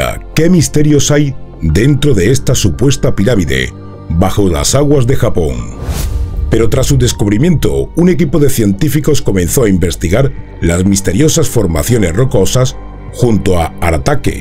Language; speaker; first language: Spanish; native; Spanish